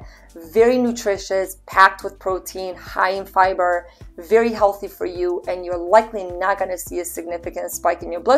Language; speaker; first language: English; native; English